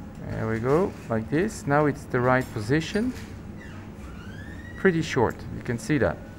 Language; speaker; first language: English; non-native, fluent; French